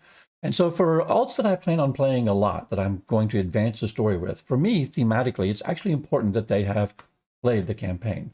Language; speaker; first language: English; native; English